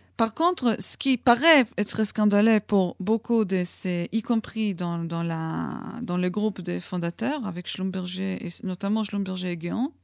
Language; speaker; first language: French; non-native, fluent; Hebrew